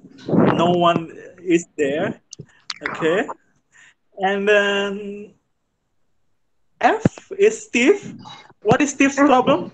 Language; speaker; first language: English; non-native, fluent; Indonesian